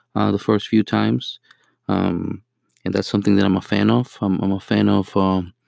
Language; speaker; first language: English; non-native, fluent; Spanish